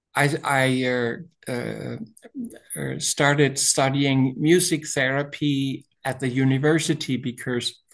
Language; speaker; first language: English; non-native, fluent; Danish